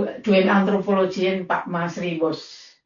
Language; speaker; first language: English; non-native, learner; Indonesian